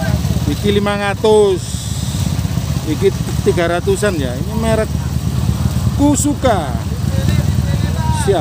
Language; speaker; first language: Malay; non-native, local second language; Javanese